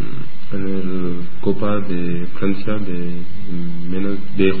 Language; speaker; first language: Spanish; non-native, learner; French